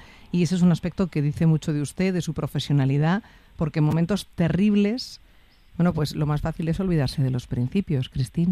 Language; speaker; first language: Spanish; native; Spanish